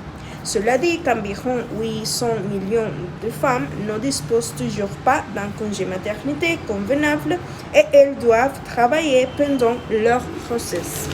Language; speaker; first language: French; non-native, fluent; Spanish